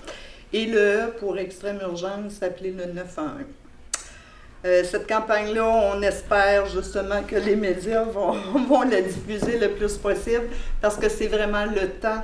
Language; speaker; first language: French; native; French